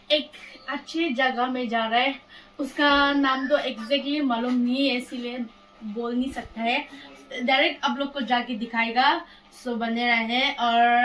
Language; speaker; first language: Hindi; non-native, local second language; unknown